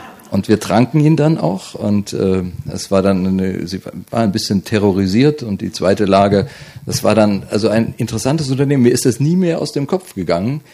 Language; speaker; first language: German; native; German